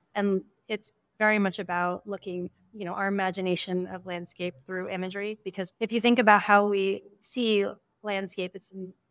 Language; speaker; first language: English; native; English